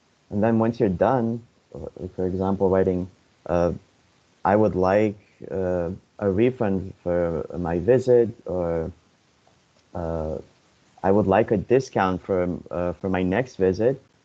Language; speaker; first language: English; non-native, fluent; Lithuanian